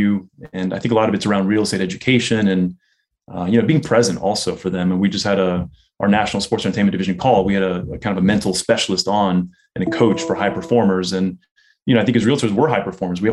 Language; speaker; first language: English; native; English